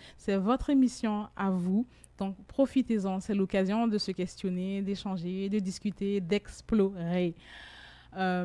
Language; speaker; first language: French; native; French